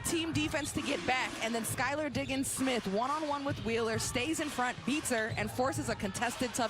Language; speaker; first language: English; native; English